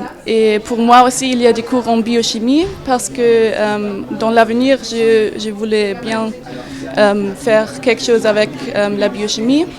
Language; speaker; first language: French; non-native, fluent; German